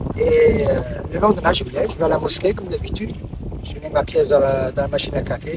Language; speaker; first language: French; non-native, local second language; Arabic